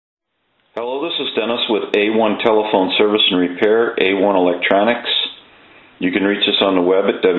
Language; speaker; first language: English; native; English